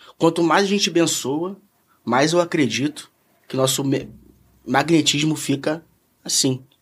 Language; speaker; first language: Portuguese; native; Portuguese